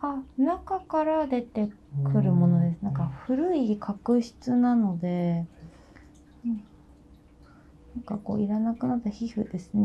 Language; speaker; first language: Japanese; native; Japanese